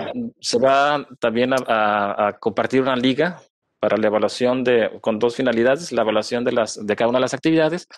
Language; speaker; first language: Spanish; native; Spanish